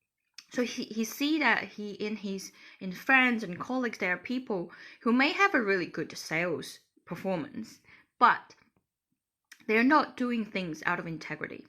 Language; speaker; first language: English; non-native, fluent; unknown